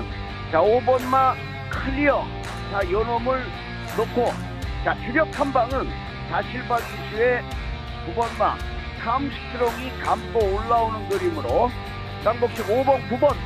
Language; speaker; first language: Korean; native; Korean